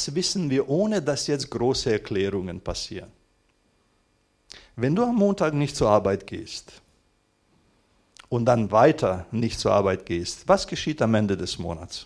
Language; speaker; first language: German; non-native, fluent; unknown